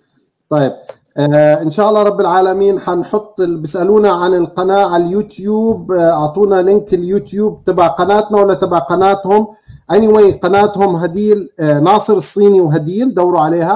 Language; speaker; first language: Arabic; native; Arabic